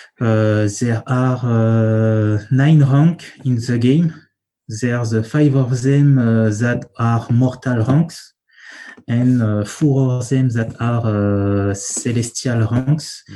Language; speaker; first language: English; non-native, learner; French